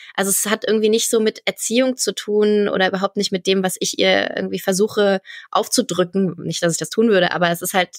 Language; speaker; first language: German; native; German